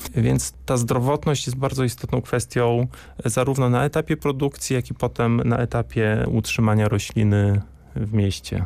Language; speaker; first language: Polish; native; Polish